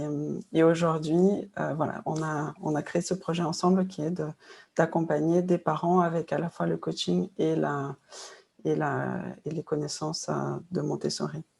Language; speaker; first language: French; non-native, fluent; Portuguese